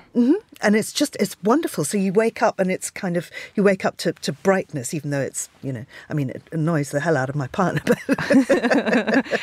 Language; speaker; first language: English; native; English